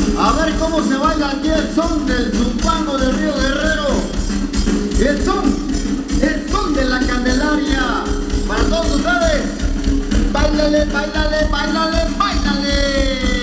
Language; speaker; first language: Spanish; native; Spanish